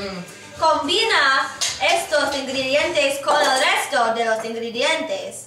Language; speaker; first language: Spanish; non-native, learner; English